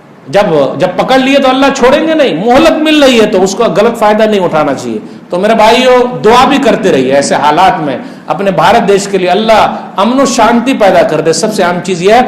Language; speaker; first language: Hindi; native; Hindi